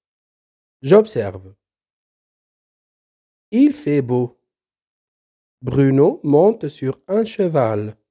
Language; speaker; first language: French; non-native, local second language; Arabic